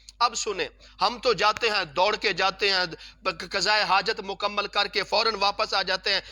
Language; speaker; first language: Urdu; non-native, local second language; Punjabi